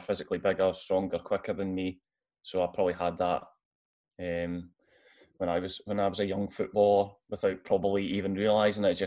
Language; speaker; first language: English; native; English